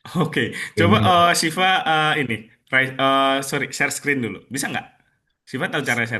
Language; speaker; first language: Indonesian; native; Indonesian